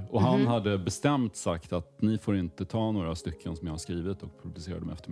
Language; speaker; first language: Swedish; native; Swedish